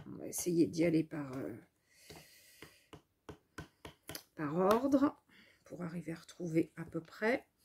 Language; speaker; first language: French; native; French